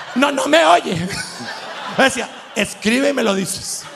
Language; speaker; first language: Spanish; native; Spanish